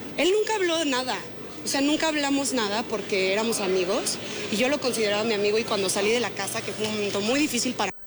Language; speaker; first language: Spanish; native; Spanish